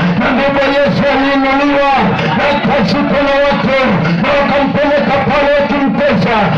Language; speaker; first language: Swahili; non-native, local second language; Kamba